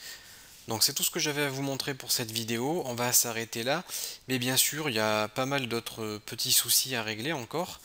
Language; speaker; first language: French; native; French